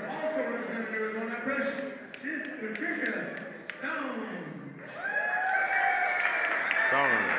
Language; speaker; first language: English; native; English